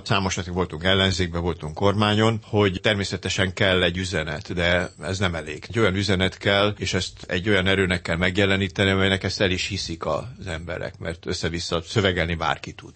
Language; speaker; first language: Hungarian; native; Hungarian